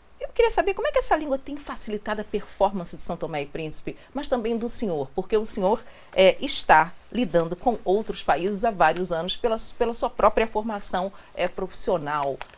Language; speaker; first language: Portuguese; native; Portuguese